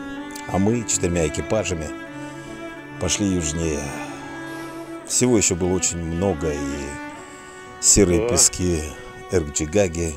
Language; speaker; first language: Russian; native; Russian